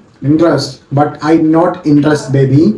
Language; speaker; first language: English; non-native, local second language; Malayalam